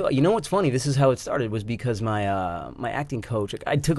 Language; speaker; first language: English; native; English